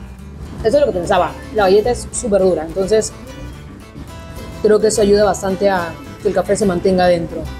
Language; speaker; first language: Spanish; native; Spanish